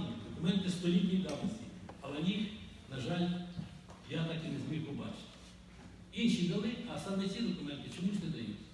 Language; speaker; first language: Ukrainian; native; Ukrainian